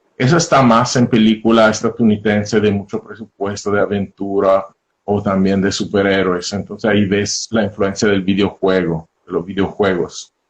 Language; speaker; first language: Spanish; non-native, fluent; Italian